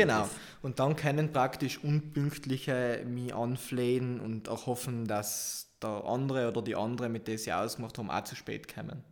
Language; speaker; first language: German; native; German